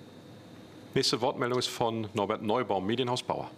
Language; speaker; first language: German; native; German